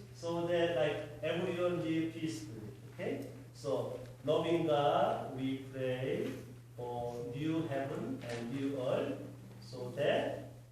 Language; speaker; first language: English; non-native, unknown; Korean